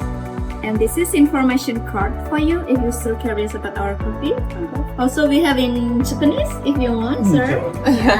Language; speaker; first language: English; non-native, learner; Indonesian